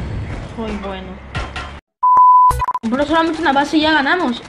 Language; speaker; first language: Spanish; native; Spanish